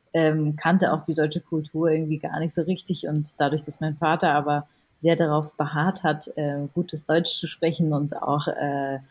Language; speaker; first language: German; early bilingual, other home language; Japanese